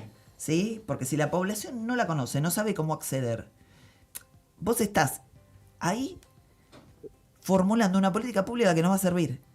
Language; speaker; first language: Spanish; native; Spanish